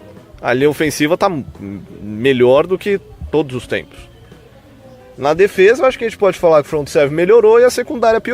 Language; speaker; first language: Portuguese; native; Portuguese